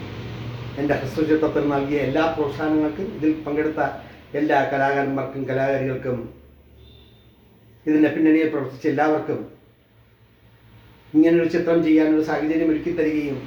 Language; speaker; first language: Malayalam; native; Malayalam